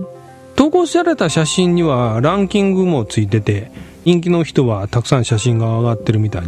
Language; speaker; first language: Japanese; native; Japanese